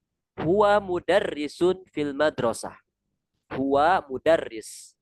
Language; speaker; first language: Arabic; non-native, fluent; Indonesian